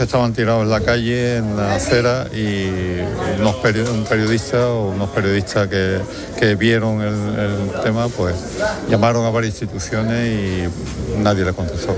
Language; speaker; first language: Spanish; native; Spanish